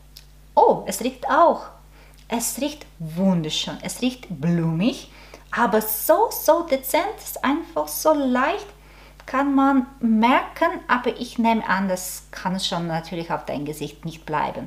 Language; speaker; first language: German; non-native, learner; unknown